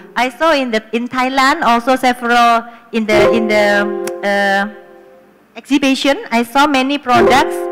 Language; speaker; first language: English; non-native, fluent; Indonesian